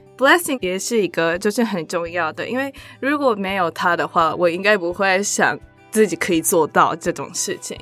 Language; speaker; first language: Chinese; non-native, fluent; Japanese